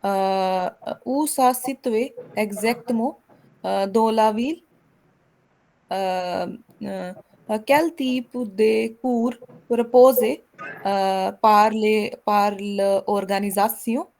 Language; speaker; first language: French; non-native, learner; Hindi